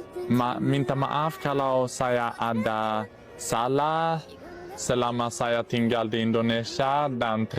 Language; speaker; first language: Indonesian; non-native, learner; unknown